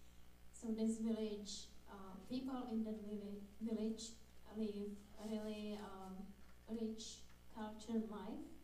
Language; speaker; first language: English; non-native, fluent; Czech